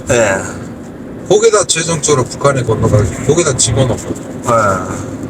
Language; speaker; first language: Korean; native; Korean